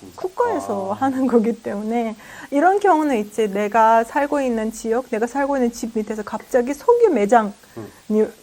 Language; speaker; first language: Korean; non-native, fluent; Azerbaijani